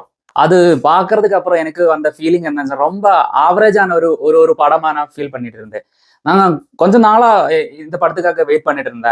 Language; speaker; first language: Tamil; non-native, learner; Malayalam